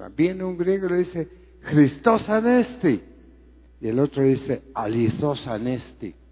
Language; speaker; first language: Spanish; non-native, fluent; Greek